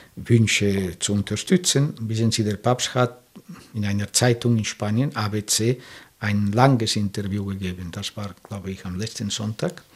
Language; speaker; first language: German; non-native, fluent; French